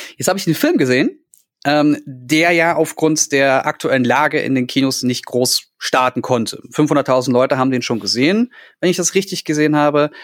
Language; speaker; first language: German; native; German